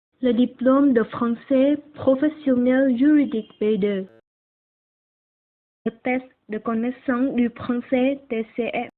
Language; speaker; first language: French; non-native, learner; Vietnamese